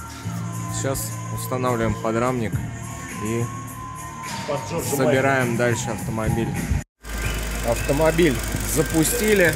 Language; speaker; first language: Russian; native; Russian